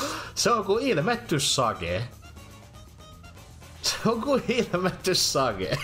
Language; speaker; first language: Finnish; native; Finnish